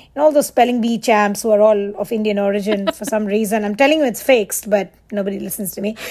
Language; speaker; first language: English; non-native, local second language; Bangla